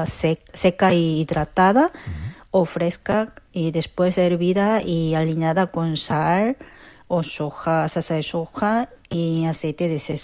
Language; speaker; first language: Spanish; non-native, fluent; Korean